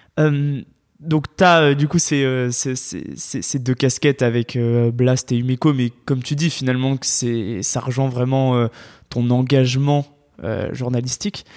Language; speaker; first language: French; native; French